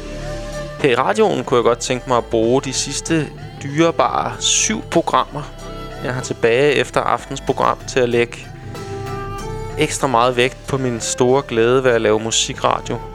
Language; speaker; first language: Danish; native; Danish